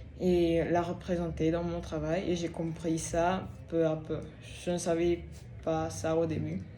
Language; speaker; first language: French; non-native, fluent; Spanish